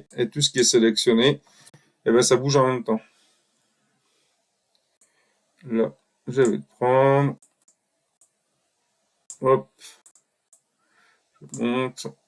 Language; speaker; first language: French; native; French